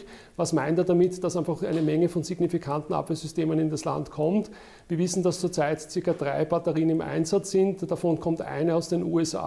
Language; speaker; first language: German; native; German